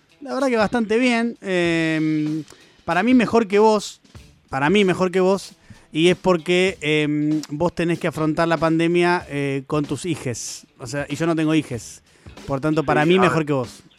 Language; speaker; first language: Spanish; native; Spanish